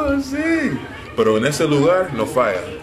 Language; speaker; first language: Spanish; non-native, learner; English